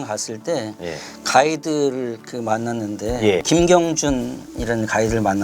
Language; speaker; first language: Korean; native; Korean